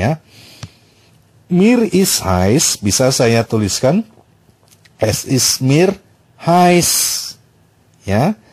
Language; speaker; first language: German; non-native, fluent; Indonesian